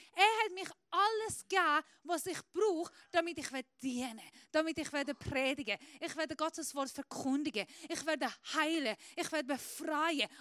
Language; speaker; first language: German; non-native, fluent; Persian